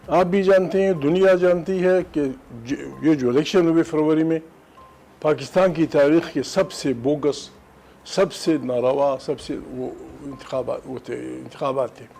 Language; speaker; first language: Urdu; non-native, local second language; Pashto